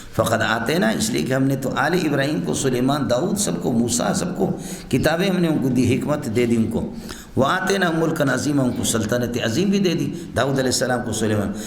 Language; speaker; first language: Urdu; non-native, local second language; Brahui